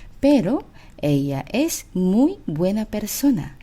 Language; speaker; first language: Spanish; non-native, fluent; Korean